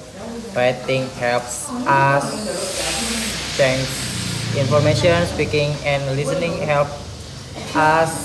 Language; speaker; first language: English; non-native, learner; Indonesian